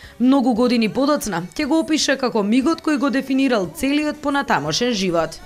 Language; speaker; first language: Macedonian; native; Macedonian